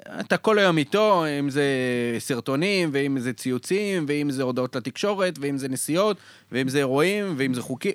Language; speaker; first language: Hebrew; early bilingual, other home language; Russian